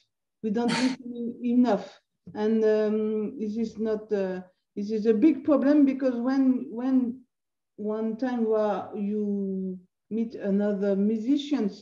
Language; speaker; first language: English; non-native, learner; French